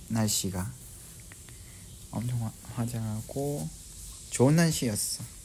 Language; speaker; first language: Korean; non-native, fluent; Vietnamese